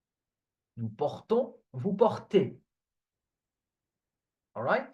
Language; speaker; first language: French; non-native, fluent; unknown